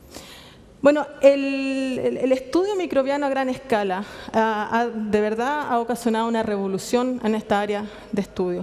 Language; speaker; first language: Spanish; native; Spanish